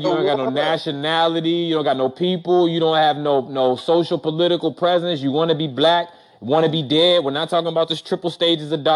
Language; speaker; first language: English; non-native, local second language; Shona